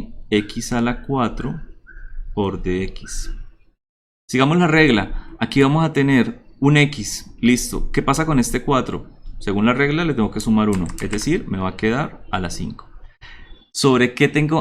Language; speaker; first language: Spanish; native; Spanish